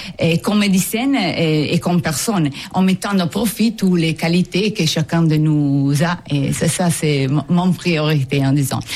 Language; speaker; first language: French; non-native, fluent; Italian